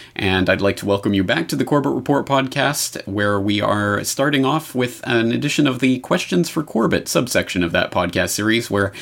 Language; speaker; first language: English; native; English